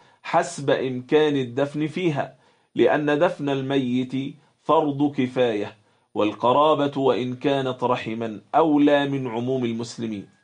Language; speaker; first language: Arabic; native; Arabic